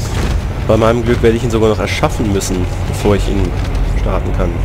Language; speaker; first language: German; native; German